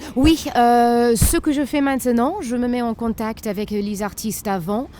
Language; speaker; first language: French; non-native, fluent; English